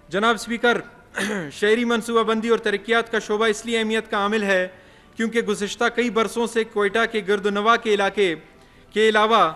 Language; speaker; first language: Urdu; non-native, local second language; Baluchi